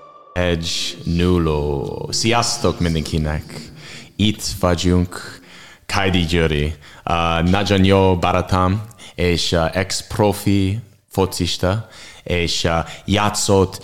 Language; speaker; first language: Hungarian; non-native, learner; English